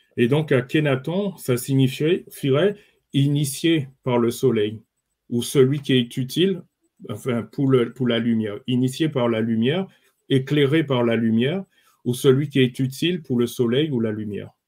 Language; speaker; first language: French; native; French